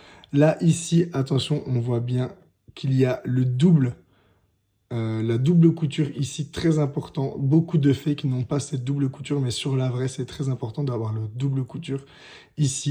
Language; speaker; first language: French; native; French